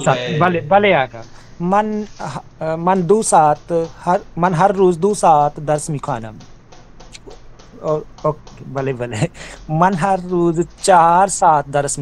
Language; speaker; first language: Persian; non-native, learner; Urdu